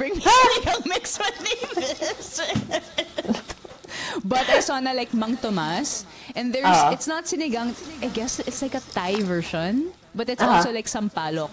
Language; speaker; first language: English; non-native, local second language; Filipino